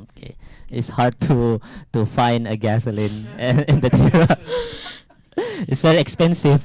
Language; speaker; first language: English; non-native, learner; Indonesian